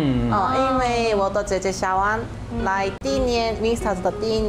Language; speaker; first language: Chinese; non-native, learner; Korean